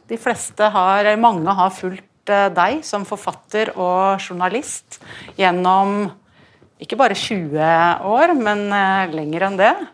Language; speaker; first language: Norwegian; native; Norwegian